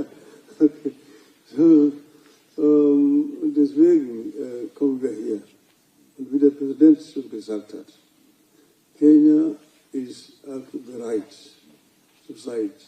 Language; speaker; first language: German; non-native, fluent; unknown